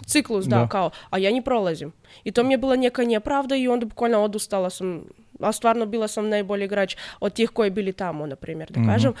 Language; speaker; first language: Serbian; non-native, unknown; Russian